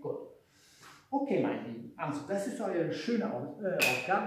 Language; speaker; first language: German; non-native, fluent; Hungarian